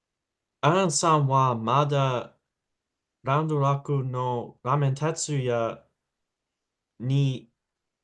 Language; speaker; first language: Japanese; non-native, learner; English